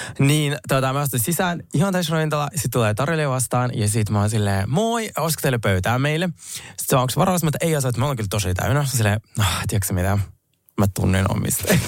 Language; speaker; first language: Finnish; early bilingual, other home language; Russian